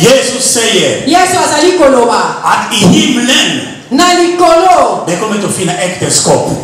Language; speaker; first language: Swedish; non-native, learner; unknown